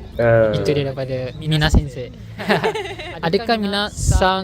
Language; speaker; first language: Malay; native; Malay